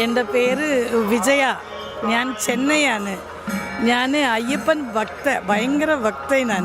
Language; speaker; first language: Malayalam; non-native, learner; Tamil